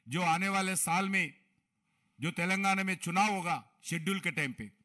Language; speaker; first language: Hindi; non-native, local second language; Telugu